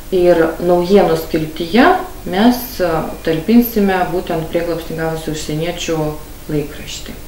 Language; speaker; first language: Lithuanian; non-native, local second language; Russian